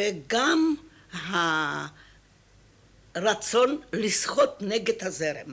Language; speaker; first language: Hebrew; non-native, fluent; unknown